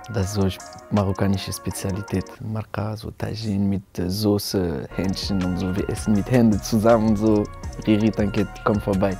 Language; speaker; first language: German; non-native, learner; French